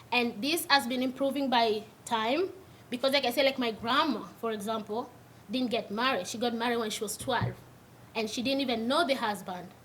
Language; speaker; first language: English; non-native, local second language; Swahili